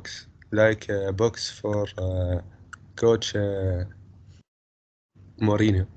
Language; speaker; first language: English; non-native, learner; Arabic